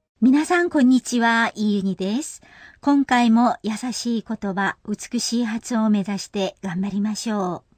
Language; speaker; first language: Japanese; non-native, fluent; Korean